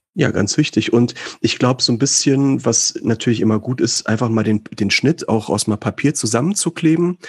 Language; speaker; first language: German; early bilingual, other home language; Greek